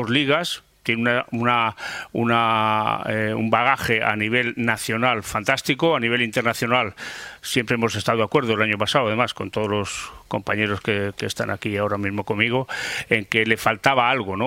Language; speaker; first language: Spanish; native; Spanish